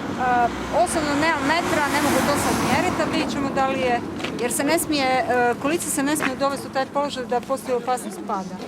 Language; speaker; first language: Croatian; native; Croatian